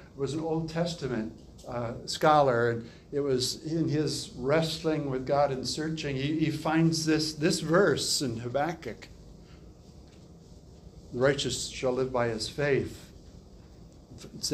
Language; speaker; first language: English; native; English